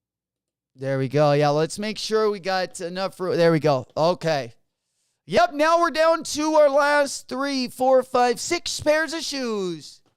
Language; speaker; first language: English; native; English